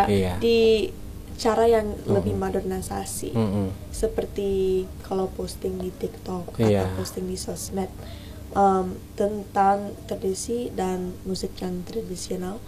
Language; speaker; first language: Indonesian; early bilingual, heritage; English